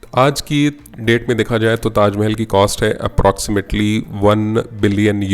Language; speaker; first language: Hindi; native; Hindi